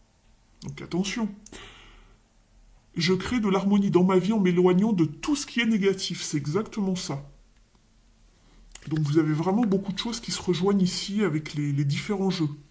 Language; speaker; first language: French; native; French